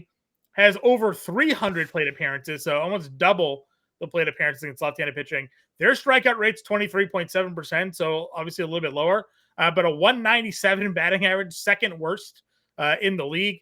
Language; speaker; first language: English; native; English